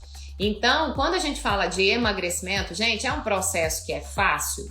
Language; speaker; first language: Portuguese; native; Portuguese